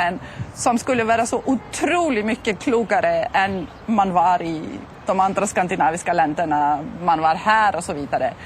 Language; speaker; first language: Swedish; non-native, fluent; Icelandic